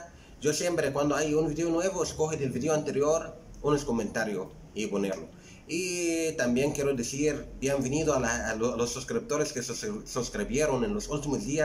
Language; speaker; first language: Spanish; non-native, fluent; Arabic